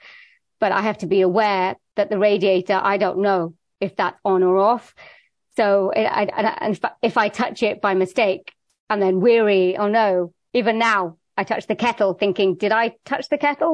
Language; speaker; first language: English; native; English